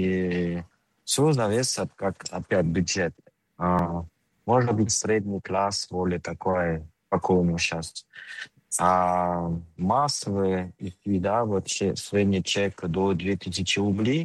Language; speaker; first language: Russian; non-native, fluent; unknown